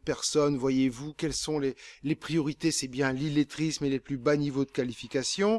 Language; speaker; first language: French; native; French